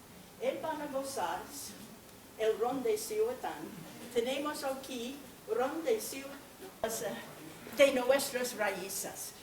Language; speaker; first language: Spanish; non-native, fluent; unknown